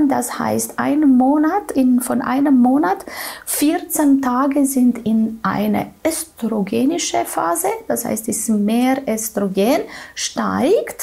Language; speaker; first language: German; non-native, fluent; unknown